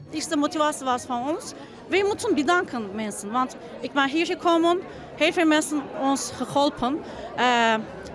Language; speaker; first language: Dutch; non-native, learner; Turkish